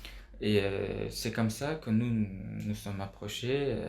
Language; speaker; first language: French; non-native, fluent; Persian